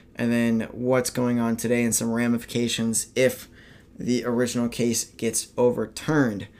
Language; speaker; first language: English; native; English